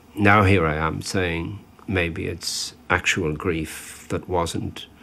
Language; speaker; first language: English; native; English